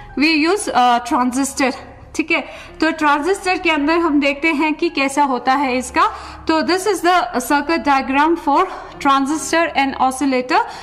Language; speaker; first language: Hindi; non-native, local second language; Ladakhi